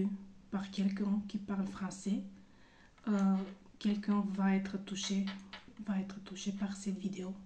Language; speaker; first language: French; non-native, fluent; Bulgarian